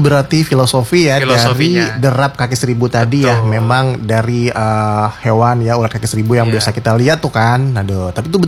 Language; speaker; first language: Indonesian; native; Indonesian